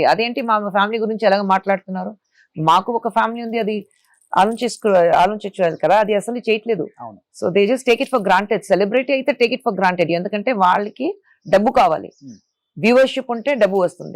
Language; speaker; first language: Telugu; non-native, fluent; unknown